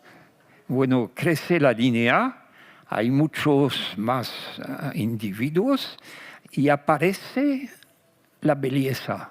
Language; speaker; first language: Spanish; non-native, fluent; French